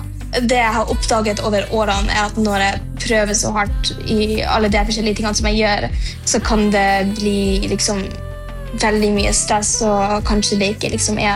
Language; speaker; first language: Norwegian; early bilingual, heritage; English